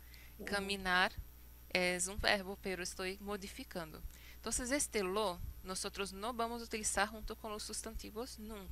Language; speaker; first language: Spanish; non-native, fluent; Portuguese